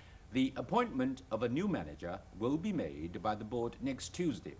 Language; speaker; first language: English; non-native, local second language; Cantonese